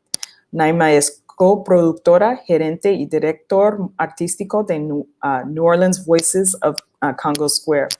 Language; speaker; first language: Spanish; non-native, fluent; English